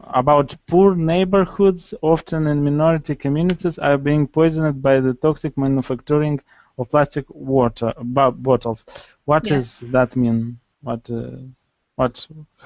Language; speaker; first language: English; non-native, learner; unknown